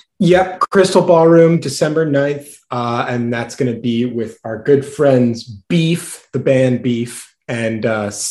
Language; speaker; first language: English; native; English